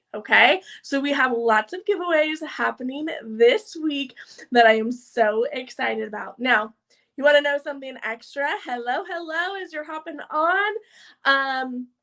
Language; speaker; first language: English; native; English